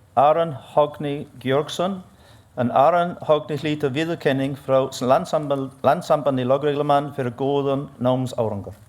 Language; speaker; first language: Icelandic; non-native, fluent; English